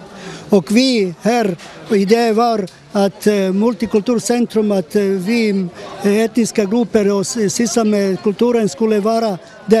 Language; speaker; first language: Swedish; non-native, fluent; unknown